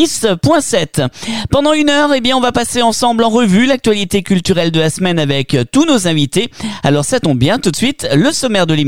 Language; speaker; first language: French; native; French